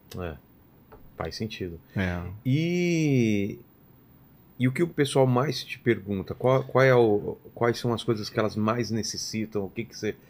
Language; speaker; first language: Portuguese; native; Portuguese